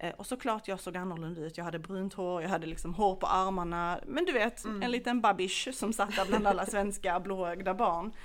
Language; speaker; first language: Swedish; early bilingual, other home language; Bosnian